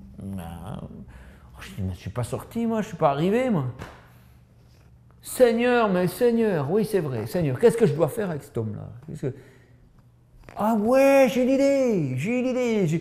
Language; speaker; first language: French; native; French